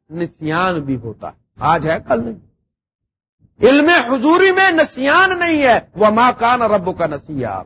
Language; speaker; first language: Urdu; non-native, local second language; Punjabi